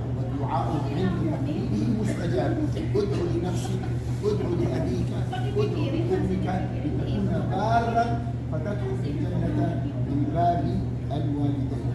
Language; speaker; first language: Arabic; native; Arabic